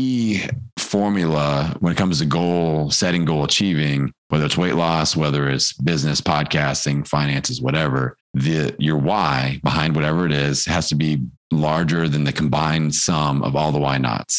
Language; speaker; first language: English; native; English